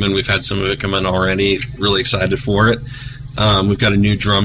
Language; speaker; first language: English; native; English